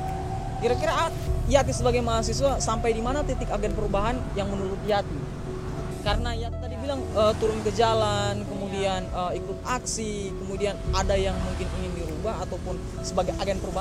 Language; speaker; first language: Indonesian; native; Indonesian